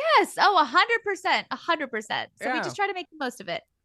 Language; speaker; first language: English; native; English